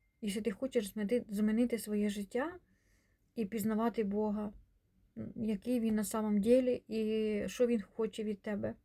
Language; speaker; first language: Ukrainian; non-native, local second language; Russian